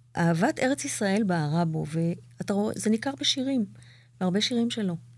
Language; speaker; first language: Hebrew; native; Hebrew